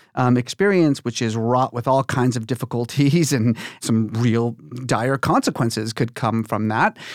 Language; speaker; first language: English; early bilingual, other home language; Persian